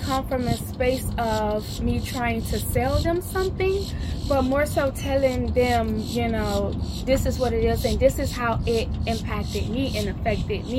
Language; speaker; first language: English; native; English